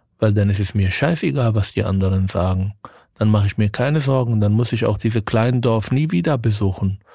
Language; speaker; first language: German; non-native, fluent; Arabic